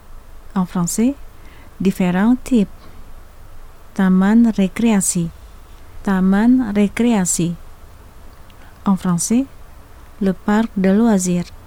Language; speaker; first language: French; non-native, fluent; Indonesian